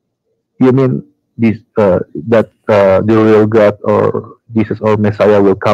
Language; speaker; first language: English; non-native, learner; Indonesian